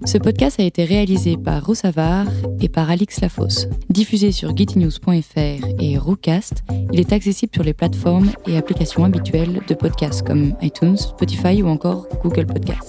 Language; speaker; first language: French; native; French